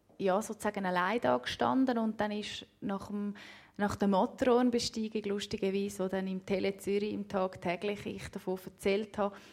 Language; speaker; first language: German; native; German